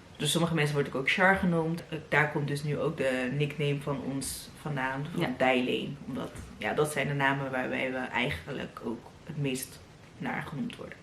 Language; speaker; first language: Dutch; native; Dutch